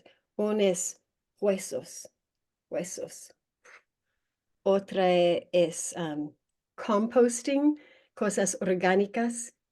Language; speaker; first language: Spanish; non-native, learner; English